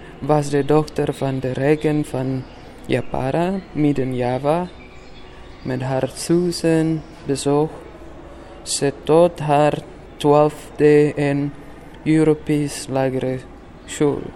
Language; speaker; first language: Dutch; non-native, learner; Indonesian